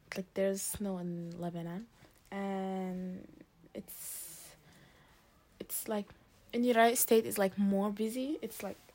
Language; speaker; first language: English; early bilingual, other home language; Arabic